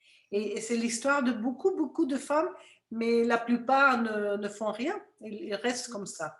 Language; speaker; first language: French; non-native, fluent; Spanish